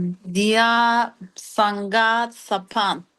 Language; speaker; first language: Indonesian; non-native, learner; Turkish